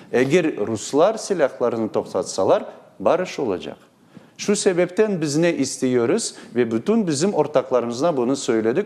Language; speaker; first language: Turkish; non-native, learner; Crimean Tatar